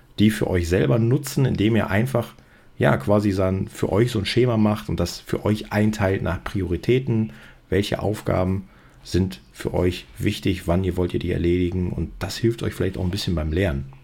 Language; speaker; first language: German; native; German